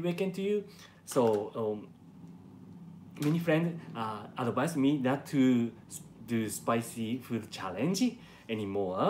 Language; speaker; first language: English; non-native, learner; Japanese